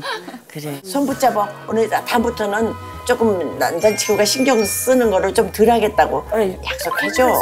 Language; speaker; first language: Korean; native; Korean